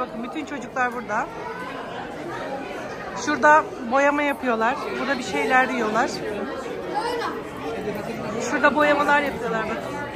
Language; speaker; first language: Turkish; native; Turkish